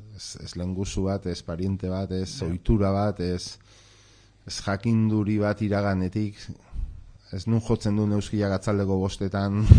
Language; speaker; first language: Basque; non-native, local second language; Spanish